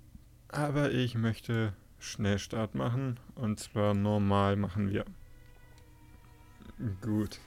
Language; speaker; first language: German; native; German